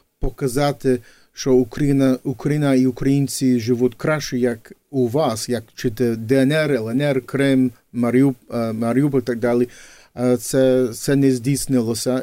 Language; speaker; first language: Ukrainian; early bilingual, heritage; English